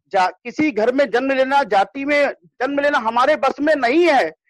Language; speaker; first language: Hindi; native; Hindi